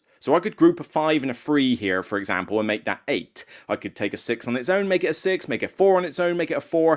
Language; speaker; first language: English; native; English